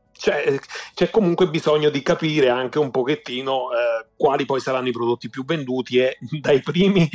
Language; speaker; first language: Italian; native; Italian